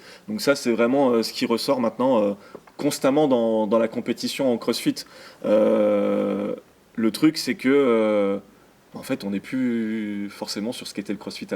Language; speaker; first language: French; native; French